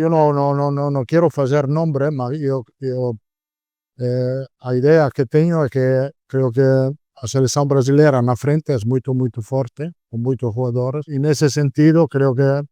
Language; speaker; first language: Portuguese; non-native, learner; Italian